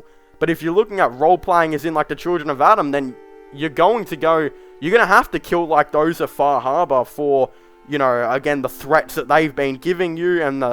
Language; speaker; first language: English; native; English